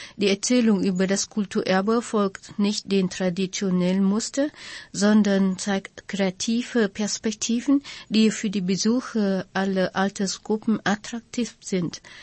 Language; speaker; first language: German; non-native, fluent; Vietnamese